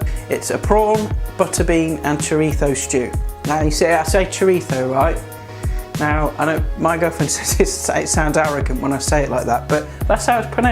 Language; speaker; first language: English; native; English